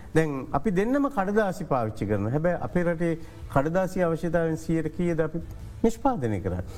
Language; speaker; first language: Sinhala; native; Sinhala